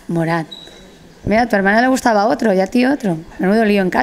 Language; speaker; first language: Spanish; native; Spanish